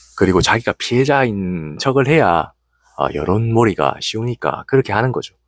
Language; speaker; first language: Korean; native; Korean